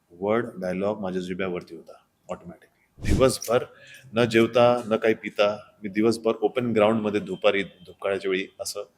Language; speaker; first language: Marathi; non-native, local second language; Hindi